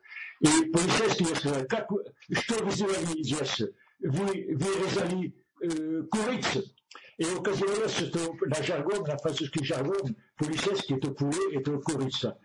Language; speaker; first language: Russian; non-native, learner; French